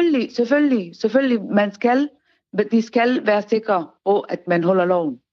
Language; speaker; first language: Danish; non-native, fluent; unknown